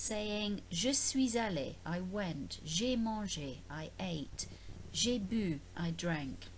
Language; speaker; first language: French; non-native, fluent; English